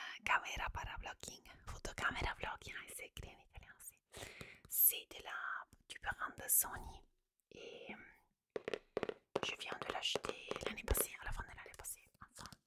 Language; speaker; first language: French; non-native, fluent; Italian